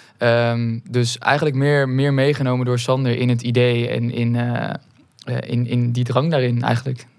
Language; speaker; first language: Dutch; native; Dutch